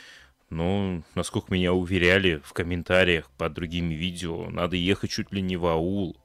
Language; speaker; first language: Russian; native; Russian